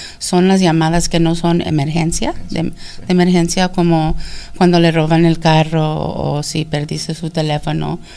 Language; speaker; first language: Spanish; early bilingual, heritage; Spanish